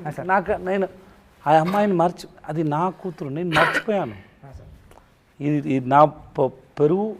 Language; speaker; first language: Telugu; non-native, learner; Tamil